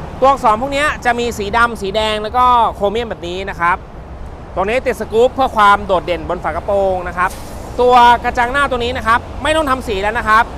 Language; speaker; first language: Thai; native; Thai